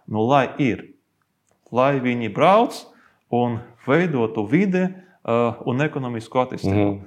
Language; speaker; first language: Latvian; non-native, local second language; Russian